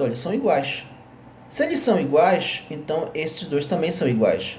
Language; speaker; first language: Portuguese; native; Portuguese